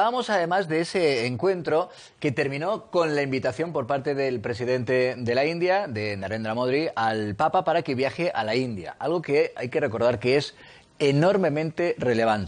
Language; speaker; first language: Spanish; native; Spanish